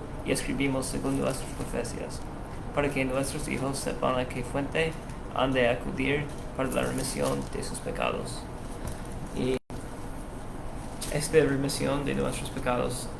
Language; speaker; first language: Spanish; non-native, learner; English